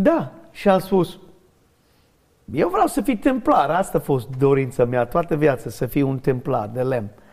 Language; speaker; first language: Romanian; non-native, learner; English